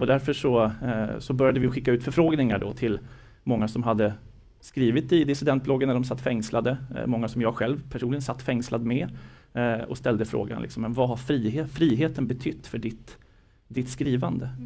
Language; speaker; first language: Swedish; native; Swedish